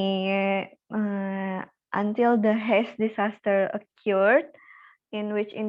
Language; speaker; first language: English; non-native, learner; Indonesian